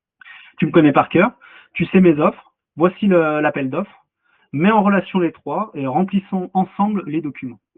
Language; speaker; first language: French; native; French